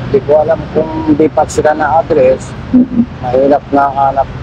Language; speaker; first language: Filipino; non-native, fluent; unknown